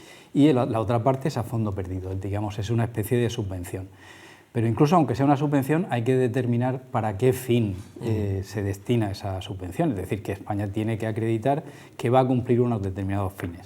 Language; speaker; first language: Spanish; native; Spanish